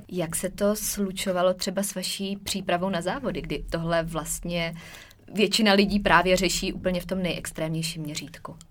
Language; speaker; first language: Czech; native; Czech